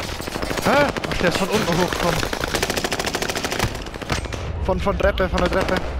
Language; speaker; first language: German; native; German